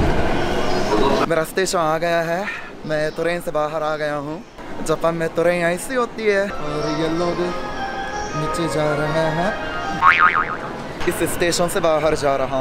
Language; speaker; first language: Hindi; non-native, fluent; Japanese